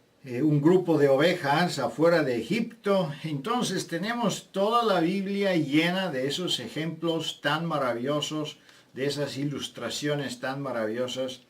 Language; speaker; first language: Spanish; non-native, fluent; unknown